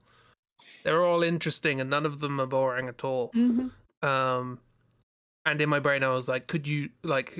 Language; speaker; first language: English; native; English